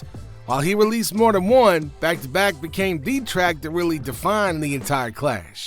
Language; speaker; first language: English; native; English